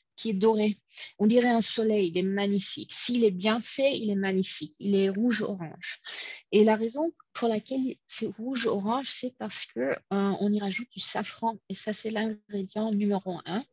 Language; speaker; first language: French; non-native, fluent; English